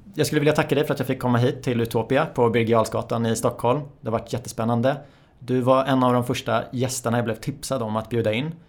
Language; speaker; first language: Swedish; early bilingual, other home language; Persian